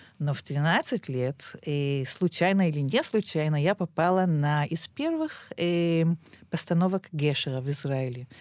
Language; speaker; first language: Russian; early bilingual, heritage; Russian